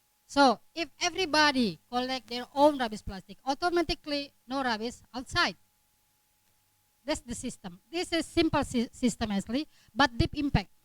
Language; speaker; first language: English; non-native, learner; Indonesian